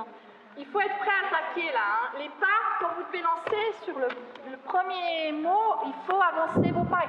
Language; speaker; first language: French; native; French